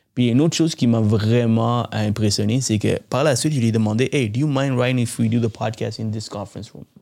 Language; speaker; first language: French; early bilingual, other home language; Tamil